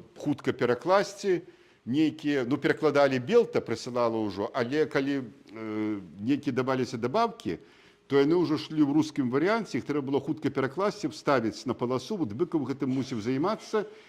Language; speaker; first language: Belarusian; non-native, local second language; Russian